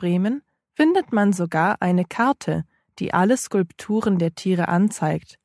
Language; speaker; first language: German; native; German